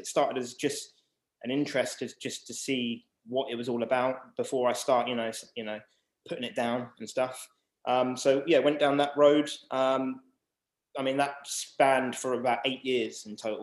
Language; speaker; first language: English; native; English